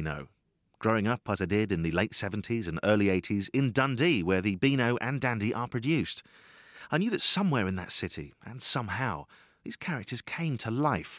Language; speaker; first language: English; native; English